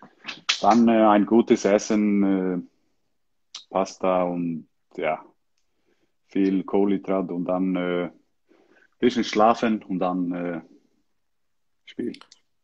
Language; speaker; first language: German; non-native, learner; Icelandic